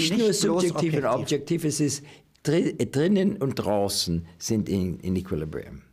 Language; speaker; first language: German; non-native, learner; English